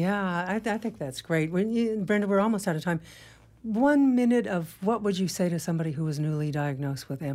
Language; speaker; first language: English; native; English